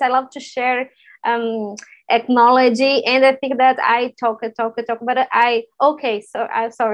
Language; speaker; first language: English; non-native, learner; Portuguese